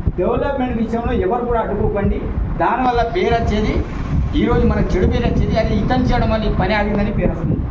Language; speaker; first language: Telugu; non-native, local second language; Gondi